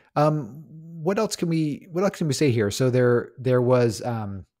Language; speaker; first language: English; native; English